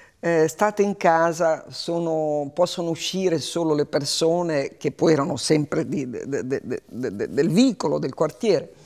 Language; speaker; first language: Italian; native; Italian